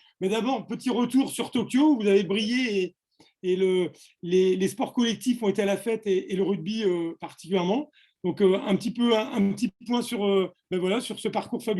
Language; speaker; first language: French; native; French